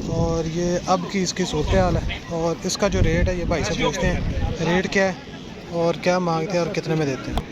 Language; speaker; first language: Hindi; non-native, local second language; Punjabi